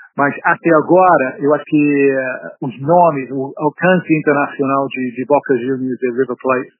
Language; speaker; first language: Portuguese; non-native, fluent; English